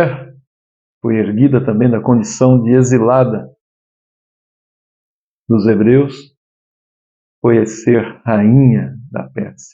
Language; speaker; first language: Portuguese; native; Portuguese